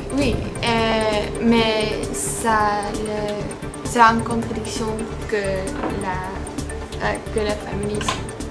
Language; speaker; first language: French; non-native, learner; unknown